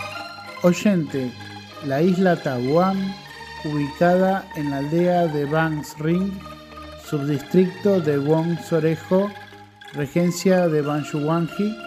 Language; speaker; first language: Spanish; non-native, fluent; Indonesian